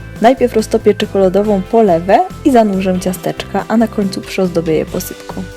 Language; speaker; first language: Polish; native; Polish